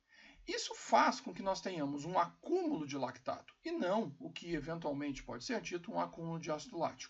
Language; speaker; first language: Portuguese; native; Portuguese